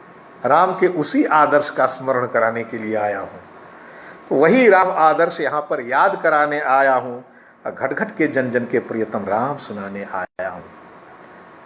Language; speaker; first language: Hindi; native; Hindi